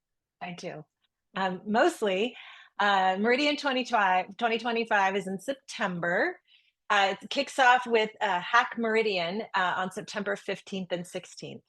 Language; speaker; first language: English; native; English